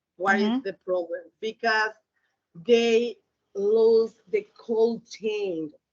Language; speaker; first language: English; non-native, learner; Spanish